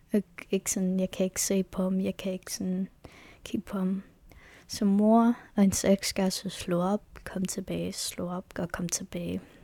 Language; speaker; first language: Danish; non-native, local second language; Kalaallisut